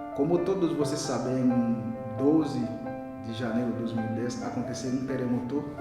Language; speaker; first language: Portuguese; non-native, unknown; Haitian Creole